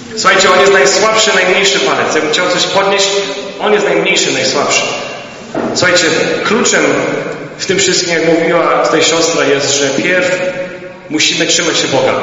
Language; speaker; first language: Polish; early bilingual, heritage; Polish